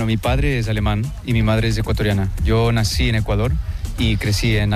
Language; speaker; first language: Spanish; early bilingual, heritage; Spanish